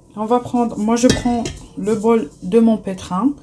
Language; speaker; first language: French; non-native, local second language; Arabic